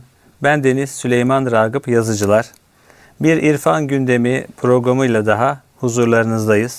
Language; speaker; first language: Turkish; native; Turkish